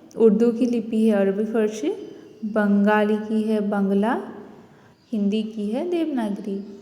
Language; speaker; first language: Hindi; native; Hindi